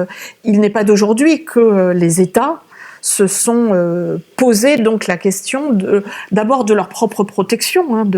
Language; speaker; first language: French; native; French